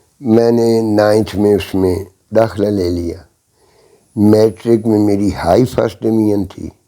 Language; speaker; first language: Urdu; non-native, local second language; Punjabi